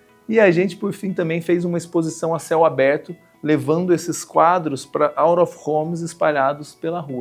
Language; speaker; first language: Portuguese; native; Portuguese